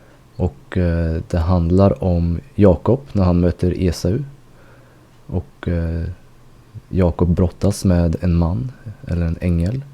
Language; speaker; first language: Swedish; native; Swedish